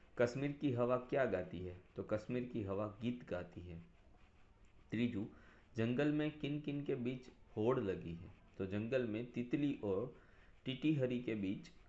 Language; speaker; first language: Hindi; non-native, local second language; Gujarati